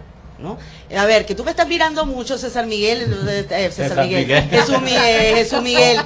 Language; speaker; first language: Spanish; native; Spanish